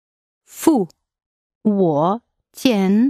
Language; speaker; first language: Chinese; non-native, learner; English